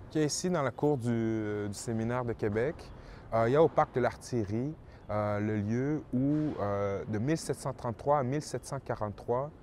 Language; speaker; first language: French; native; French